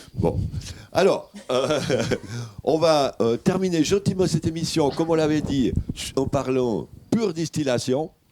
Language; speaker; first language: French; native; French